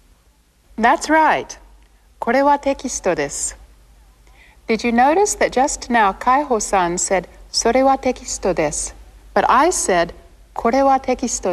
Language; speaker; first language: Japanese; non-native, fluent; English